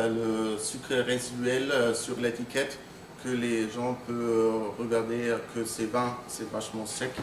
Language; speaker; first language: French; non-native, fluent; German